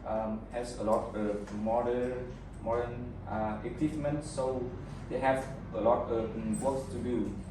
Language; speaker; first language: English; non-native, learner; Vietnamese